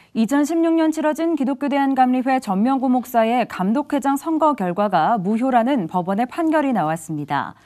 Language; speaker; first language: Korean; native; Korean